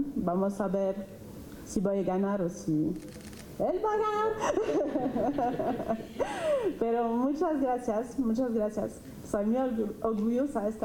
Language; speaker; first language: Spanish; non-native, fluent; French